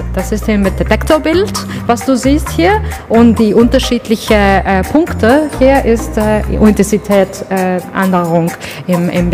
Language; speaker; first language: German; non-native, learner; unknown